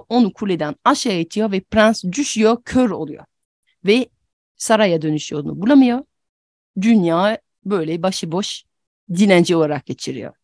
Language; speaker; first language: Turkish; non-native, fluent; French